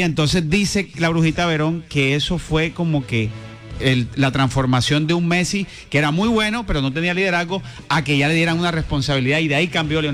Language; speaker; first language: Spanish; native; Spanish